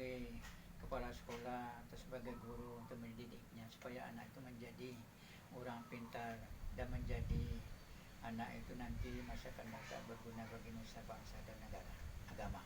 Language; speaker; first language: Indonesian; non-native, local second language; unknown